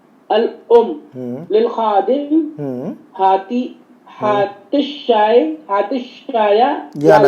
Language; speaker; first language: Arabic; non-native, learner; Urdu